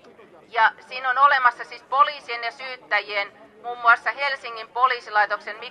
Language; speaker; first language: Finnish; native; Finnish